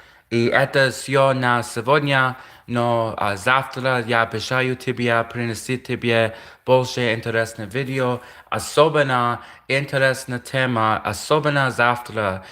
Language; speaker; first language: Russian; non-native, learner; English